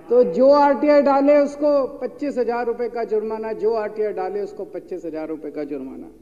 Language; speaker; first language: Hindi; native; Hindi